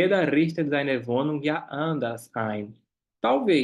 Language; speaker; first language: German; non-native, fluent; Portuguese